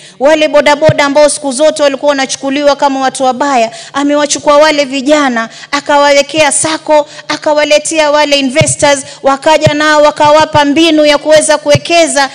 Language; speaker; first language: Swahili; native; Swahili